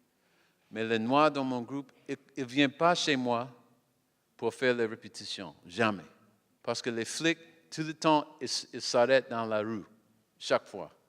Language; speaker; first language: French; non-native, learner; English